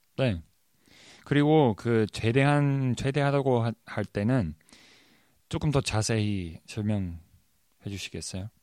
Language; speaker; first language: Korean; non-native, fluent; English